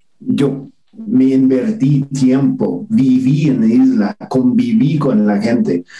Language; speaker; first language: Spanish; non-native, fluent; English